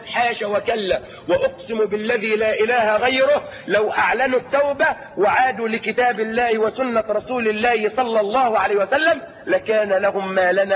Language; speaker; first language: Arabic; native; Arabic